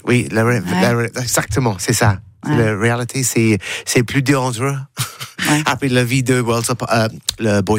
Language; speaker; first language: French; non-native, learner; English